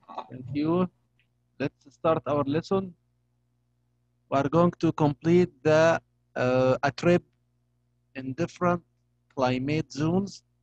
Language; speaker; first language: English; non-native, fluent; Arabic